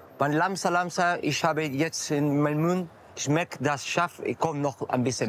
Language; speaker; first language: German; non-native, learner; Spanish